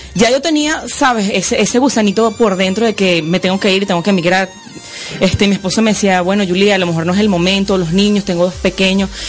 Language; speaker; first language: Spanish; native; Spanish